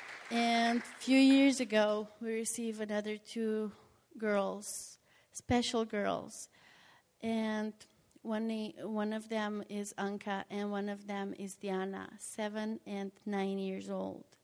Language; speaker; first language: English; non-native, fluent; Romanian